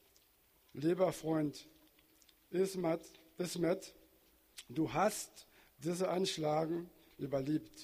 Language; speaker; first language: German; non-native, fluent; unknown